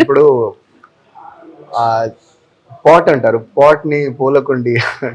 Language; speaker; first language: Telugu; non-native, fluent; Tamil